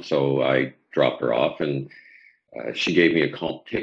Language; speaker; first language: English; native; English